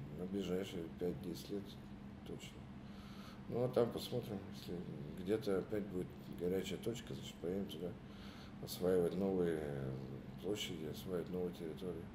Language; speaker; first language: Russian; native; Russian